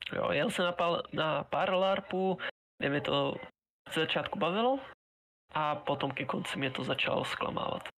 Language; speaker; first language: Czech; native; Czech